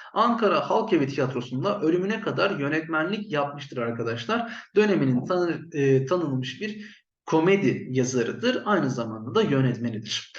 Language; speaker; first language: Turkish; native; Turkish